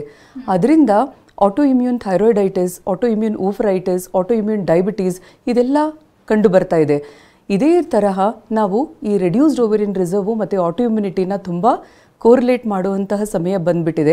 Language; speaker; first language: Kannada; native; Kannada